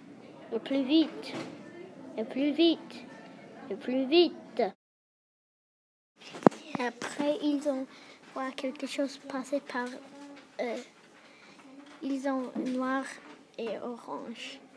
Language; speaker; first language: French; non-native, learner; English